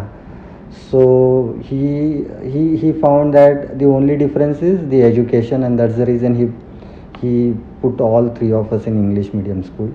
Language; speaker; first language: English; non-native, local second language; Marathi